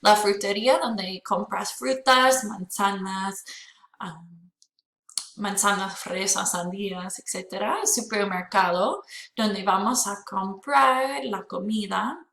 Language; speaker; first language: Spanish; non-native, fluent; English